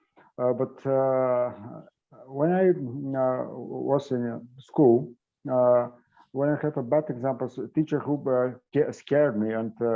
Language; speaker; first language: English; non-native, learner; Bulgarian